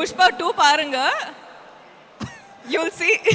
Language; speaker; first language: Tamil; non-native, fluent; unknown